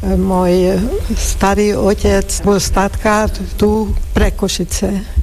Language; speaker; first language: Slovak; non-native, local second language; Hungarian